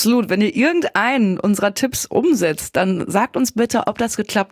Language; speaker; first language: German; native; German